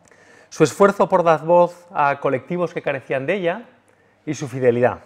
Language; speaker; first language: Spanish; native; Spanish